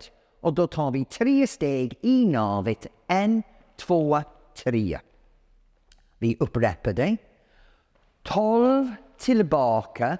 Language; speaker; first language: Swedish; non-native, fluent; English